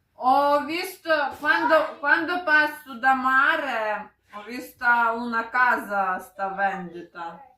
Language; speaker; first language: Italian; non-native, learner; Ukrainian